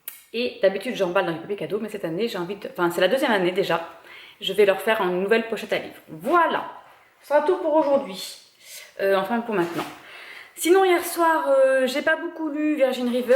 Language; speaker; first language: French; native; French